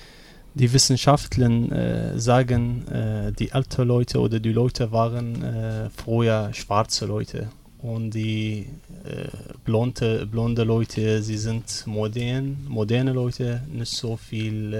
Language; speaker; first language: German; non-native, learner; Arabic